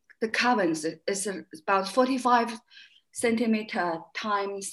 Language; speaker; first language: English; non-native, fluent; Chinese